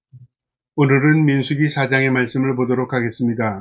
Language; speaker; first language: Korean; native; Korean